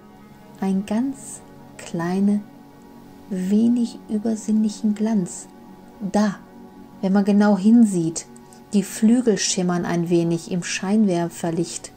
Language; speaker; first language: German; native; German